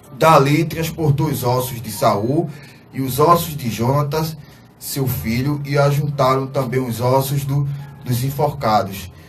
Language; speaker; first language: Portuguese; native; Portuguese